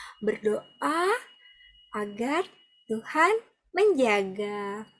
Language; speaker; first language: Indonesian; native; Indonesian